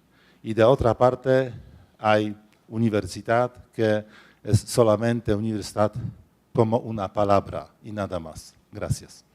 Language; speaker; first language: Spanish; non-native, fluent; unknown